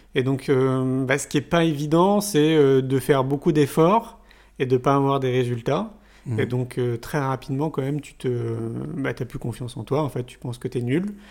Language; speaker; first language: French; native; French